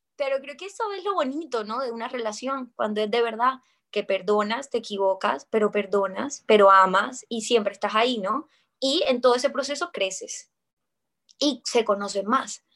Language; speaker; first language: Spanish; native; Spanish